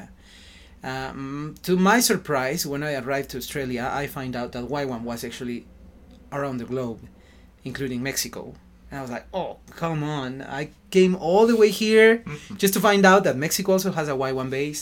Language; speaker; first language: English; non-native, fluent; Spanish